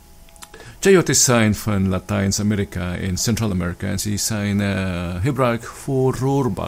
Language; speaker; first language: Dutch; non-native, learner; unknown